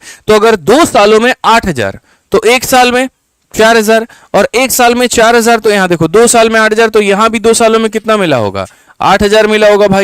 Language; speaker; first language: Hindi; native; Hindi